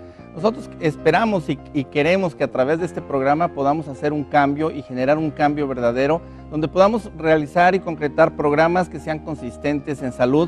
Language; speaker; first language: Spanish; native; Spanish